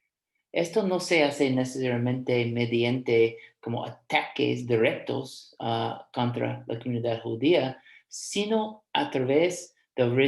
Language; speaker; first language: Spanish; non-native, fluent; English